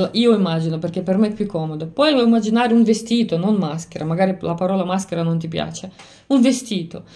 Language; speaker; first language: Italian; non-native, fluent; Lithuanian